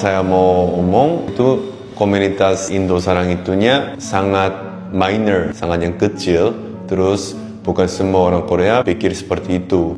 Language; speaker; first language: Indonesian; non-native, fluent; Korean